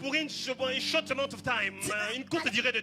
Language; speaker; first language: French; native; French